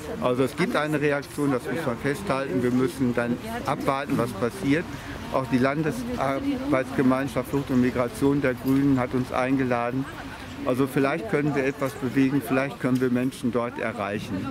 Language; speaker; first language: German; native; German